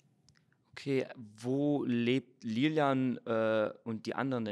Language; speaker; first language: German; native; German